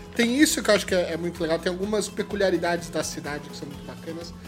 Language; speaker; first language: Portuguese; native; Portuguese